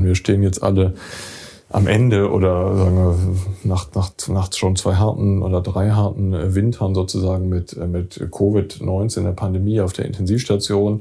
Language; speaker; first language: German; native; German